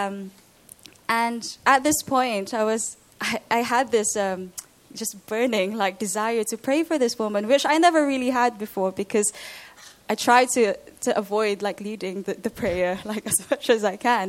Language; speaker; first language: English; non-native, local second language; Filipino